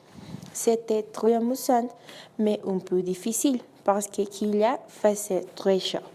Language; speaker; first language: French; non-native, learner; Spanish